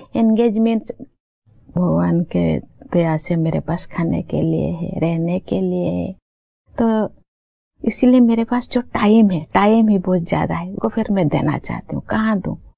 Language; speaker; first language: Hindi; non-native, local second language; Santali